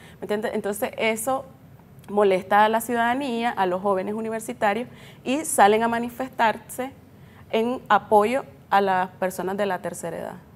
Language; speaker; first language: Spanish; native; Spanish